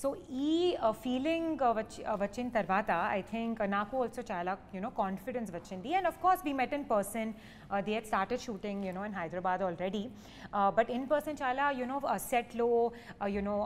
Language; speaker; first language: Telugu; non-native, learner; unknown